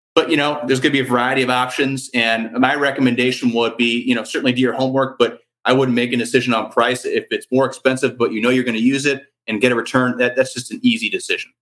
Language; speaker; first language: English; native; English